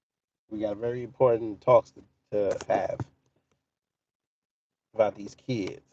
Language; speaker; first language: English; native; English